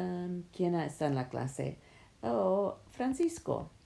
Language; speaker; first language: Spanish; non-native, fluent; English